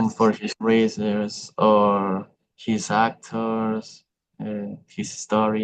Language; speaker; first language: English; non-native, learner; Spanish